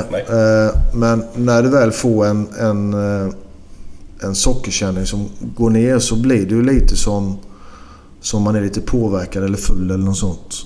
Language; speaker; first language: Swedish; native; Swedish